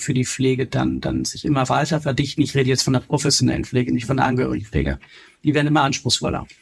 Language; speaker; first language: German; native; German